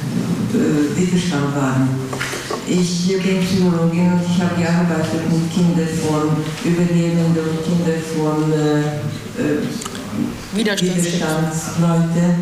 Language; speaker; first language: German; non-native, fluent; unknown